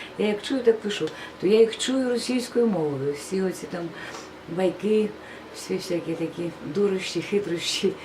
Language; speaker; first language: Ukrainian; non-native, local second language; Russian